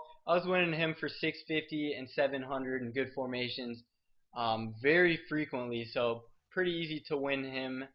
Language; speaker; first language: English; native; English